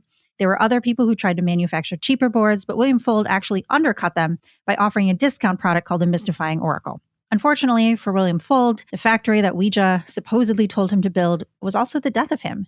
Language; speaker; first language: English; native; English